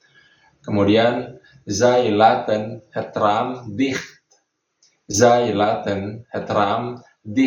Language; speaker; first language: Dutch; non-native, fluent; Indonesian